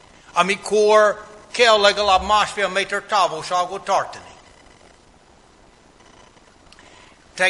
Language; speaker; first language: Hungarian; non-native, fluent; English